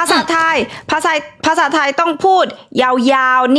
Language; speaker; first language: Thai; non-native, fluent; Korean